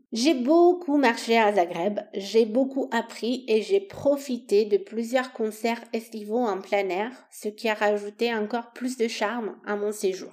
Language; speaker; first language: French; non-native, fluent; Romanian